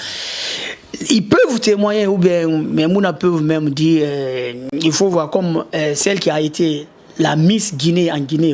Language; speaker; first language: French; non-native, local second language; Susu